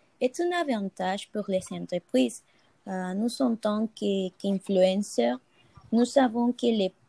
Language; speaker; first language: French; non-native, fluent; Spanish